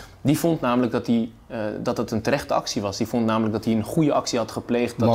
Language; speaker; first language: Dutch; early bilingual, other home language; Arabic